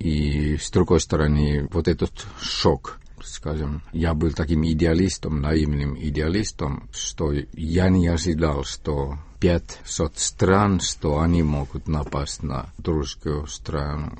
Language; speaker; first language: Russian; non-native, fluent; Estonian